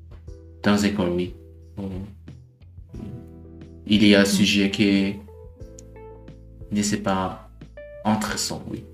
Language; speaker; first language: French; non-native, learner; German